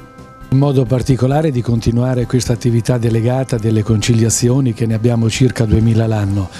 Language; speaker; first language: Italian; native; Italian